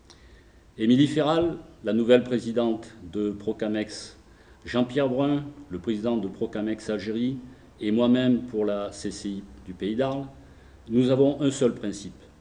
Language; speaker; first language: French; native; French